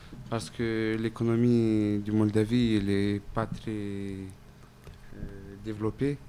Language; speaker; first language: French; non-native, fluent; Romanian